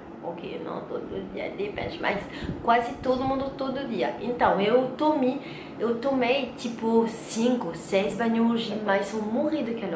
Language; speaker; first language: Portuguese; non-native, learner; French